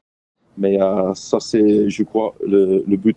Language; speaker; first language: French; non-native, fluent; English